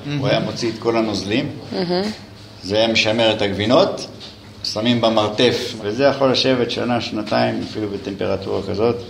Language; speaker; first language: Hebrew; native; Hebrew